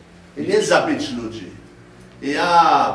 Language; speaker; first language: Polish; non-native, learner; English